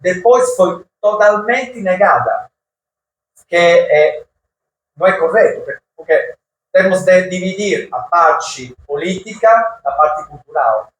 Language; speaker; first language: Portuguese; non-native, learner; Italian